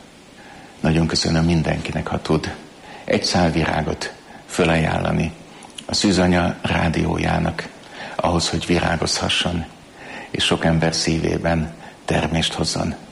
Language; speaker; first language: Hungarian; native; Hungarian